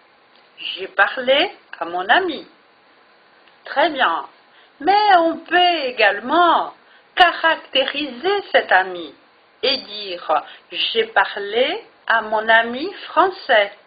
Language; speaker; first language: French; non-native, fluent; Portuguese